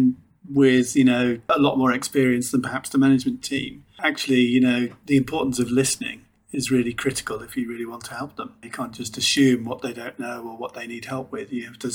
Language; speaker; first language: English; native; English